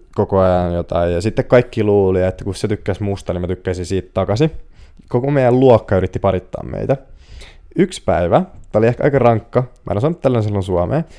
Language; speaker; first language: Finnish; early bilingual, other home language; Portuguese